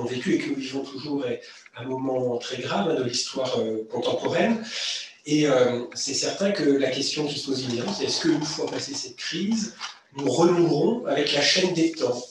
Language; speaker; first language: French; native; French